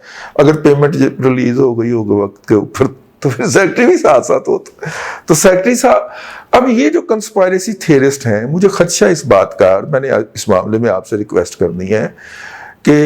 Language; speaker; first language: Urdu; non-native, local second language; Punjabi